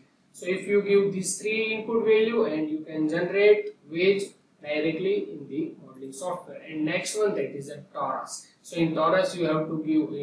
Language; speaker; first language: English; non-native, local second language; Gujarati